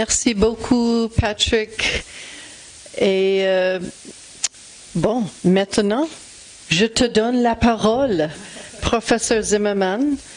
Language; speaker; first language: French; non-native, fluent; English